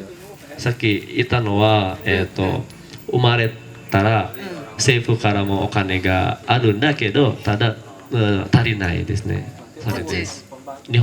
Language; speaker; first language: Japanese; non-native, learner; Indonesian